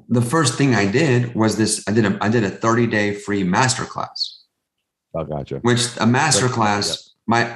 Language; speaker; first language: English; native; English